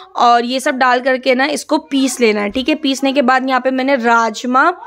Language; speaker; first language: Hindi; non-native, local second language; Assamese